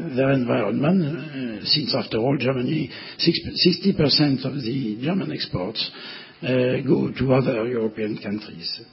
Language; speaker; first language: English; non-native, fluent; French